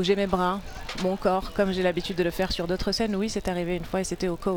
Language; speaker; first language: French; non-native, local second language; Arabic